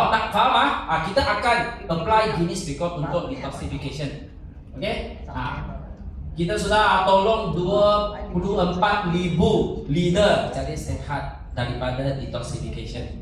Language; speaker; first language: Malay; non-native, fluent; Chinese